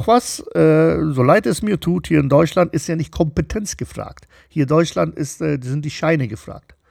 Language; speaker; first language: German; native; German